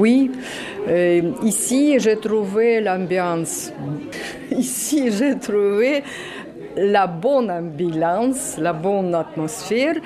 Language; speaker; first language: French; non-native, learner; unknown